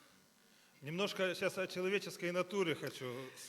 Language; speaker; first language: Russian; native; Russian